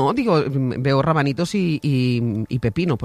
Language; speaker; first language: Spanish; native; Spanish